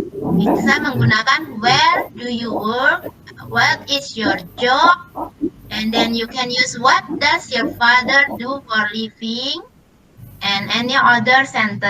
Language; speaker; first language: English; non-native, learner; Indonesian